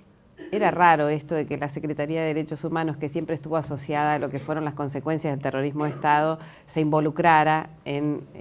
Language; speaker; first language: Spanish; native; Spanish